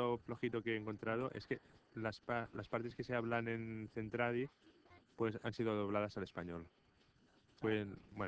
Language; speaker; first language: Spanish; native; Spanish